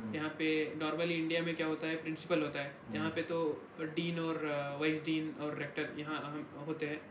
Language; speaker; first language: Hindi; non-native, local second language; Kannada